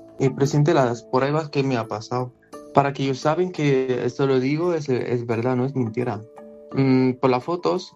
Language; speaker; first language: Spanish; non-native, local second language; Arabic